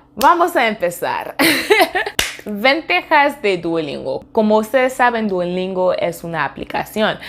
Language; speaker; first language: Spanish; non-native, fluent; French